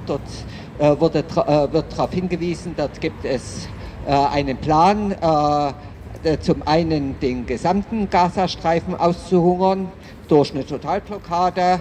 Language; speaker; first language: German; native; German